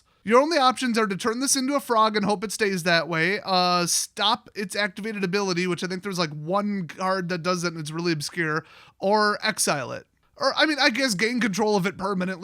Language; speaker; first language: English; native; English